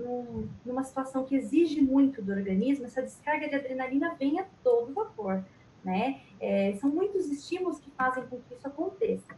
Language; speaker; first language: Portuguese; native; Portuguese